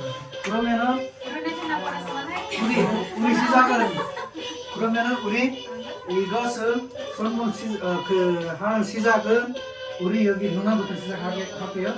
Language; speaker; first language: Korean; non-native, fluent; Nepali